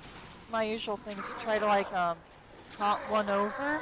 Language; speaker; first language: English; native; English